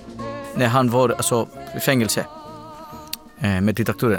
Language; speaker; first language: Swedish; non-native, learner; Greek